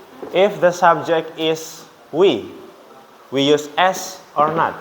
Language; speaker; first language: English; non-native, fluent; Indonesian